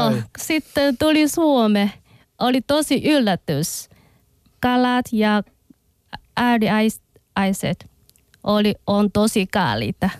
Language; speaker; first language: Finnish; non-native, learner; Chinese